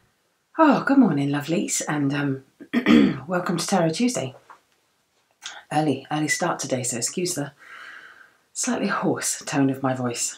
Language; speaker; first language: English; native; English